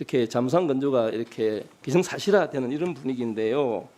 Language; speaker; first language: Korean; native; Korean